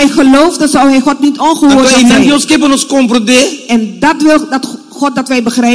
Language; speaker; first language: Dutch; non-native, fluent; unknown